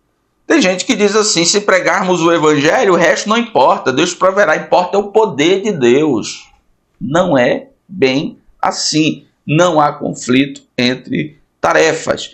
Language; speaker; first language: Portuguese; native; Portuguese